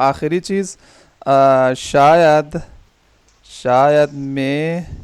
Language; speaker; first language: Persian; non-native, learner; Urdu